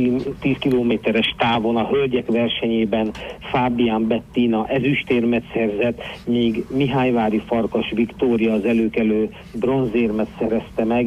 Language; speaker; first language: Hungarian; native; Hungarian